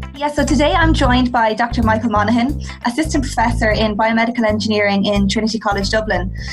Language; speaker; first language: English; native; English